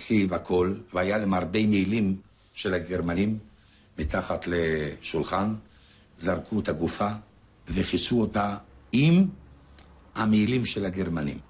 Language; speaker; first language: Hebrew; non-native, fluent; Polish